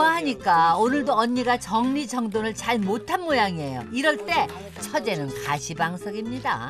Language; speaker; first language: Korean; native; Korean